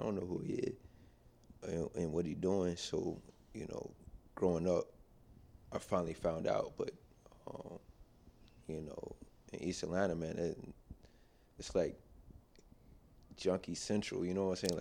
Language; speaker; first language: English; native; English